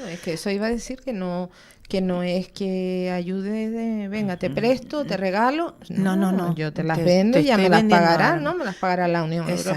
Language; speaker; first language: Spanish; native; Spanish